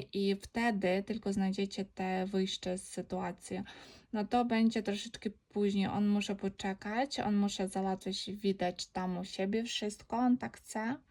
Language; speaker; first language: Polish; non-native, learner; Ukrainian